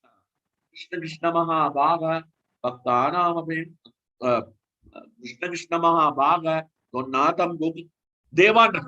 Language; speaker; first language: English; non-native, local second language; Hindi